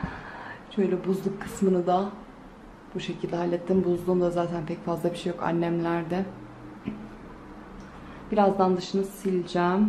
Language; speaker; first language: Turkish; native; Turkish